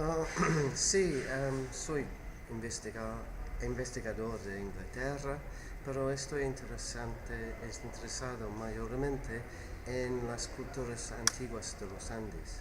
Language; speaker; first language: Spanish; non-native, fluent; English